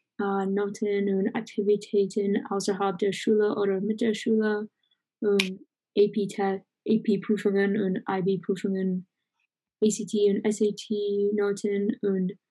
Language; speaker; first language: German; non-native, learner; English